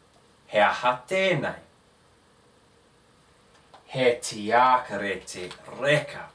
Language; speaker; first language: Māori; non-native, local second language; English